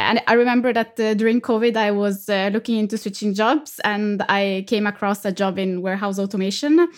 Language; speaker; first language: English; non-native, fluent; Italian